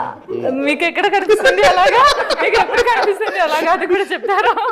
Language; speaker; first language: Telugu; non-native, learner; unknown